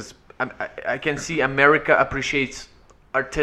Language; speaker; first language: English; non-native, fluent; Ukrainian